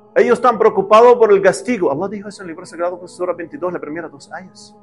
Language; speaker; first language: Spanish; non-native, learner; Arabic